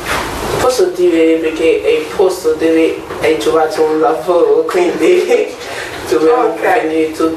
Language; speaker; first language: Italian; non-native, learner; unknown